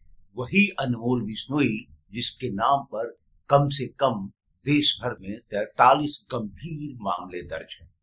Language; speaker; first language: Hindi; native; Hindi